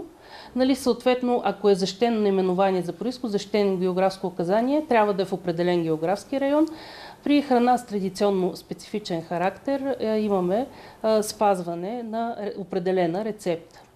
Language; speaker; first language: Bulgarian; native; Bulgarian